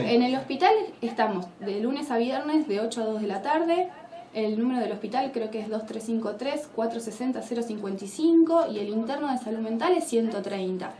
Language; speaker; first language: Spanish; native; Spanish